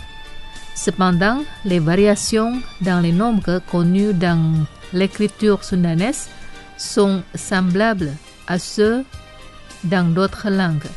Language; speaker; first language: French; non-native, fluent; Indonesian